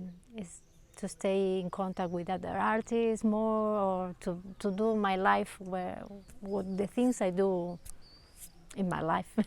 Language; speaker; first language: English; non-native, learner; Spanish